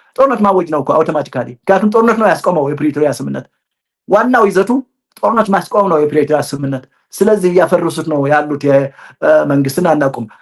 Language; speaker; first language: Amharic; non-native, local second language; Tigrinya